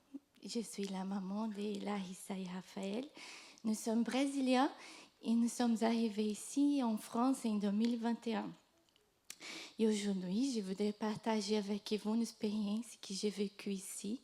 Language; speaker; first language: French; non-native, fluent; Portuguese